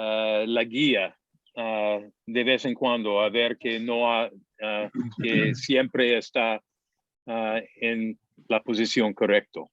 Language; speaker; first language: Spanish; non-native, fluent; English